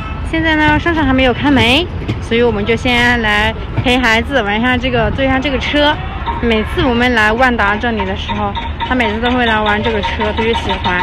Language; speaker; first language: Chinese; non-native, fluent; French